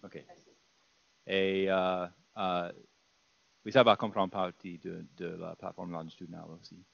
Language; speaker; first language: French; non-native, fluent; English